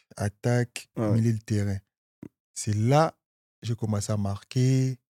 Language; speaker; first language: French; non-native, local second language; Lingala